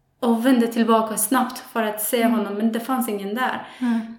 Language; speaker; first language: Swedish; non-native, fluent; Persian